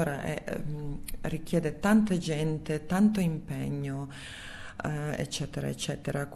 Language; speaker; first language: Italian; non-native, fluent; Serbian